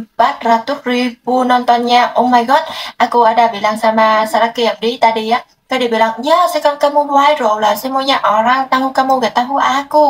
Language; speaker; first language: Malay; non-native, learner; Vietnamese